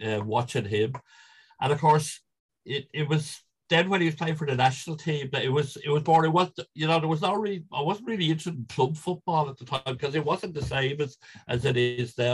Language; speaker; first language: English; native; English